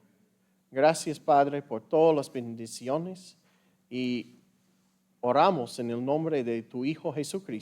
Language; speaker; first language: Spanish; non-native, fluent; English